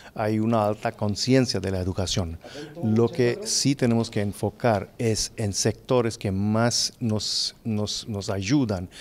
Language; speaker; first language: Spanish; non-native, fluent; Hindi